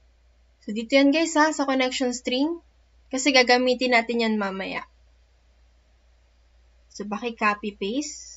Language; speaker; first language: Filipino; native; Filipino